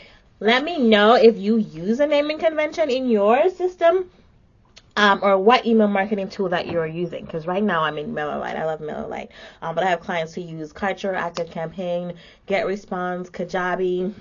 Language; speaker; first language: English; native; English